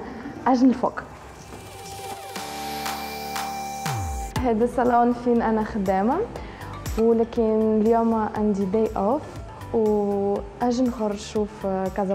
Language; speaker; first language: Arabic; non-native, learner; Russian